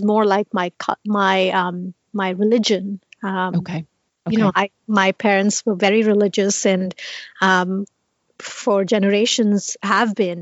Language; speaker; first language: English; non-native, local second language; Tamil